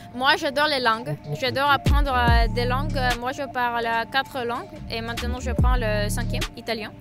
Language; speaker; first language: French; non-native, fluent; Ukrainian